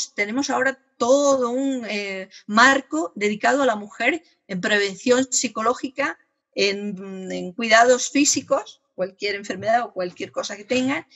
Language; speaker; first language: Spanish; native; Spanish